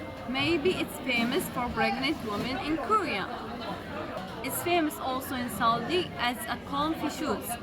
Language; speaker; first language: English; non-native, fluent; Arabic